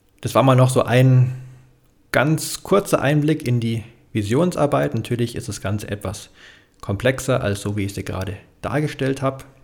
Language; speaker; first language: German; native; German